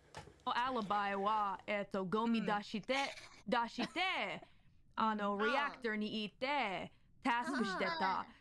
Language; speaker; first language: Japanese; non-native, learner; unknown